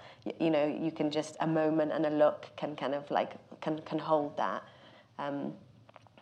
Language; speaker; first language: English; native; English